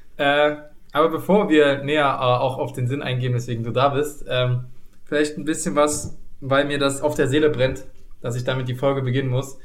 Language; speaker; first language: German; native; German